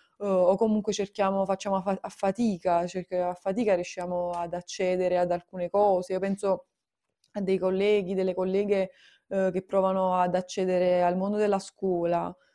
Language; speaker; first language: Italian; native; Italian